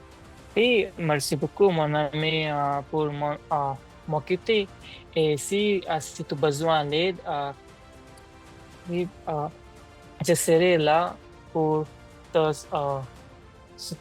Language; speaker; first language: French; non-native, learner; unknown